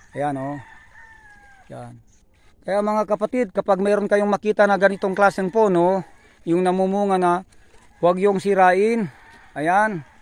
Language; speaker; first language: Filipino; non-native, local second language; Iloko